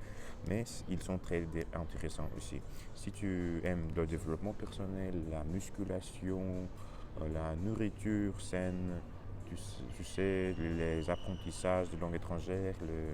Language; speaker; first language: French; non-native, learner; Russian